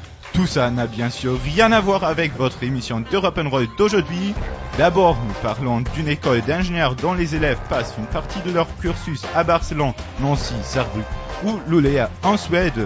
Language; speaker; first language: French; native; French